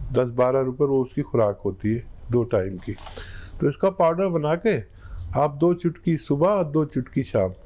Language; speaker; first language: Hindi; native; Hindi